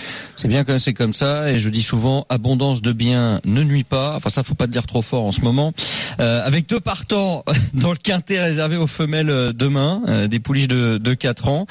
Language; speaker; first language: French; native; French